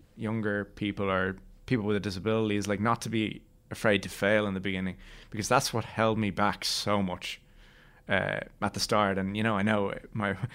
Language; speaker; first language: English; native; English